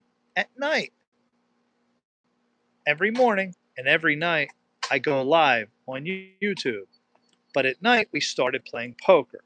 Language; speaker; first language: English; native; English